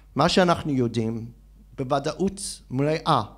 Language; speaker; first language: Hebrew; non-native, fluent; English